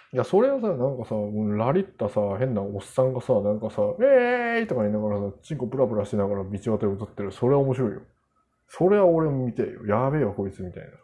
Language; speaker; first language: Japanese; non-native, fluent; Korean